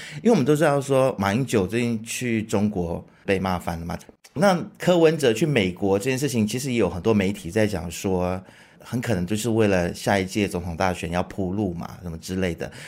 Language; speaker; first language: Chinese; native; Chinese